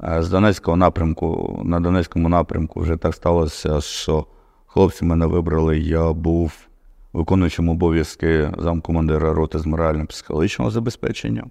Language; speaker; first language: Ukrainian; non-native, local second language; Russian